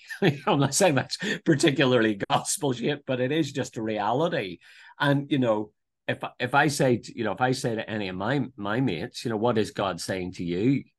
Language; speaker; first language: English; native; English